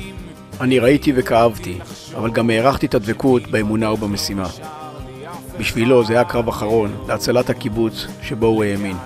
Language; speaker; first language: Hebrew; native; Hebrew